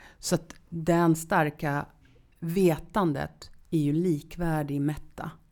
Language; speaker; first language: Swedish; early bilingual, other home language; Polish